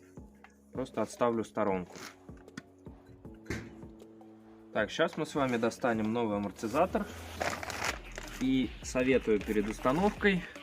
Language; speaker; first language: Russian; native; Russian